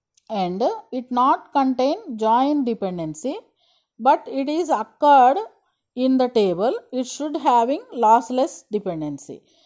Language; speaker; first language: English; non-native, local second language; Telugu